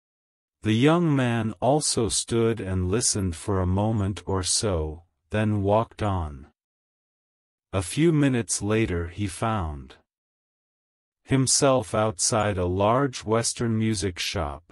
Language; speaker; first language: English; non-native, local second language; Urdu